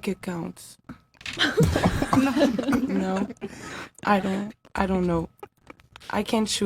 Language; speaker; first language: English; non-native, learner; French